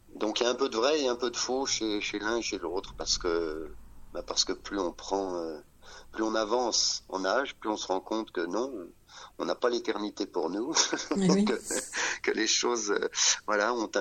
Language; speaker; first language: French; native; French